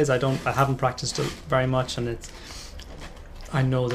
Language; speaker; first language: English; native; English